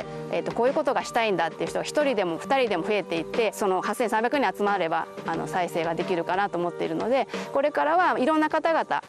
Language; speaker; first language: Japanese; native; Japanese